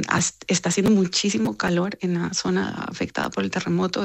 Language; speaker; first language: Spanish; native; Spanish